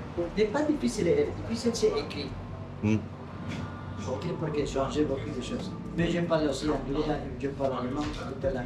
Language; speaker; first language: French; non-native, learner; Spanish